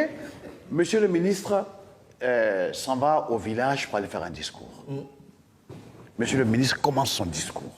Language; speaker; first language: French; non-native, local second language; Dyula